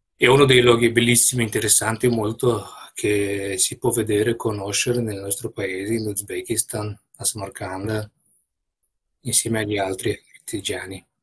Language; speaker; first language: Italian; non-native, fluent; Uzbek